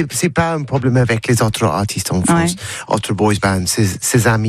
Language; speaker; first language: French; non-native, learner; English